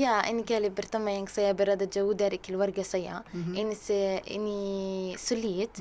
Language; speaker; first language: Indonesian; non-native, learner; Arabic